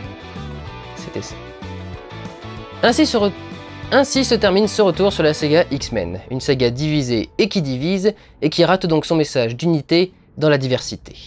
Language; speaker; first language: French; native; French